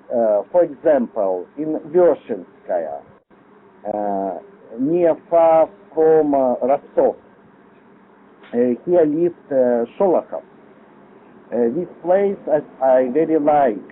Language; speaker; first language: English; non-native, learner; Lithuanian